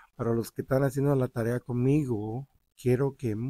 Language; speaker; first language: Spanish; early bilingual, heritage; Spanish